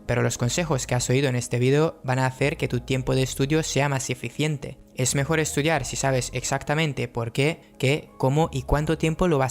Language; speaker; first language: Spanish; non-native, fluent; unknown